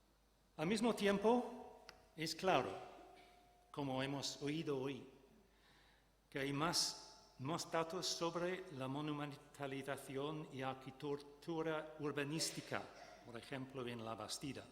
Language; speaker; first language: Spanish; non-native, fluent; English